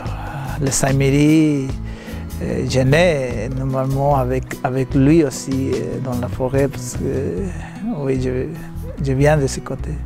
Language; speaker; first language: French; non-native, learner; Spanish